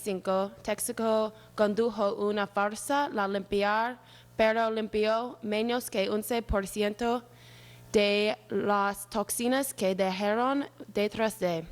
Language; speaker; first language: Spanish; non-native, learner; English